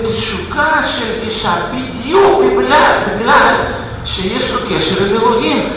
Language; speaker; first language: Hebrew; non-native, fluent; Russian